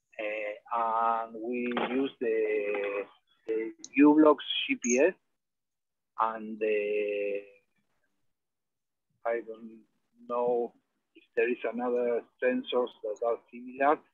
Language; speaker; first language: English; non-native, learner; Spanish